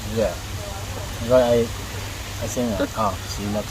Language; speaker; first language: English; non-native, learner; Thai